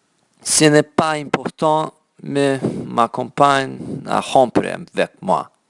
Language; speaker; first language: French; non-native, learner; English